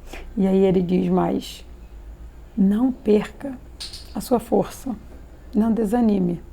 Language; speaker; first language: Portuguese; native; Portuguese